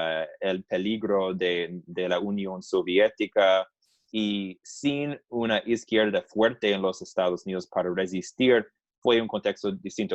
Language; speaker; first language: Spanish; non-native, fluent; English